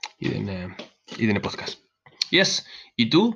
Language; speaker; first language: Norwegian; non-native, learner; Spanish